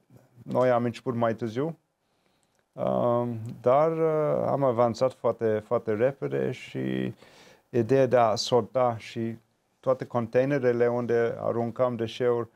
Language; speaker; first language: Romanian; non-native, fluent; English